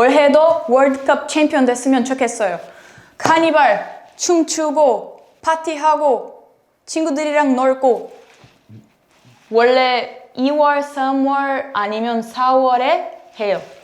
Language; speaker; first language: Korean; non-native, fluent; Portuguese